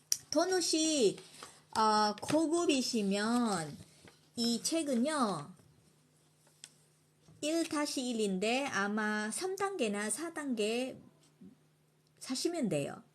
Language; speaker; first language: Korean; non-native, fluent; Filipino